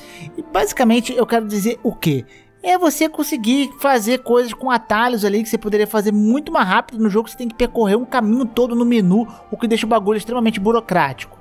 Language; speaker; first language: Portuguese; native; Portuguese